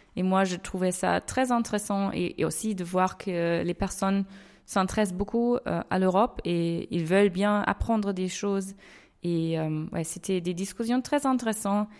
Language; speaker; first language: French; non-native, fluent; German